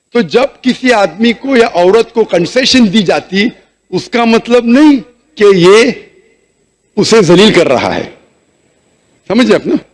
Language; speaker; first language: Urdu; non-native, local second language; Konkani